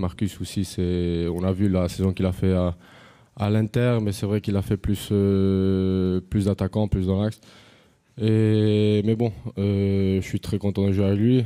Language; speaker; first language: French; non-native, fluent; Spanish